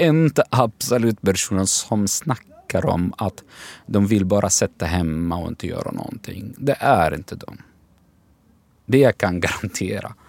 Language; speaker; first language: Swedish; non-native, fluent; Arabic